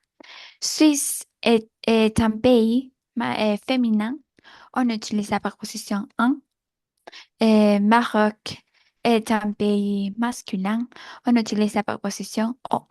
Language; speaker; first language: French; non-native, learner; Spanish